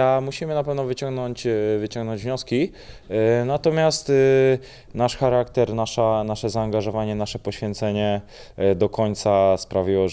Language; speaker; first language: Polish; native; Polish